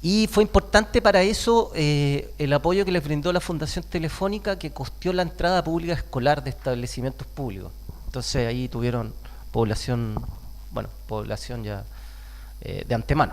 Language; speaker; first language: Spanish; native; Spanish